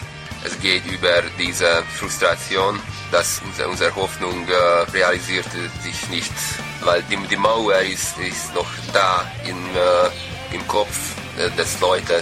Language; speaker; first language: German; non-native, learner; Hungarian